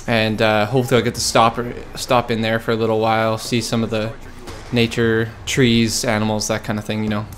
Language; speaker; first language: English; native; English